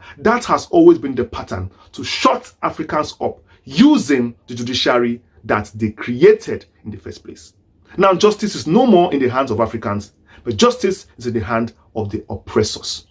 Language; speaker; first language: English; non-native, local second language; Igbo